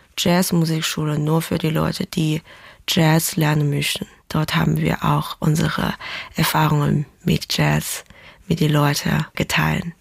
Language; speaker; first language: German; non-native, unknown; Chinese